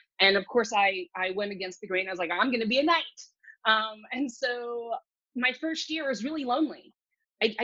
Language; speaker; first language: English; early bilingual, other home language; Cantonese